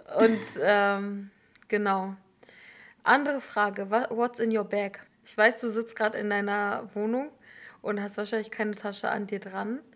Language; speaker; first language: German; native; German